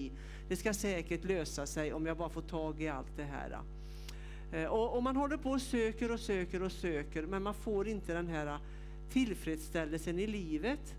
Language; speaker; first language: Swedish; native; Swedish